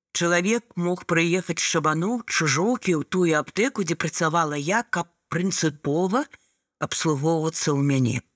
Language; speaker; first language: Belarusian; non-native, local second language; Russian